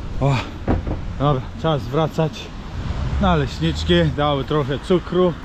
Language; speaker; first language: Polish; non-native, fluent; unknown